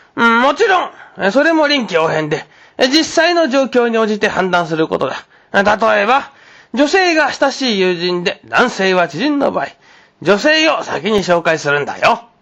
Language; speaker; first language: Japanese; non-native, fluent; Chinese